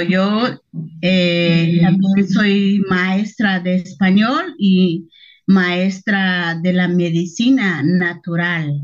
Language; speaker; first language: Spanish; non-native, local second language; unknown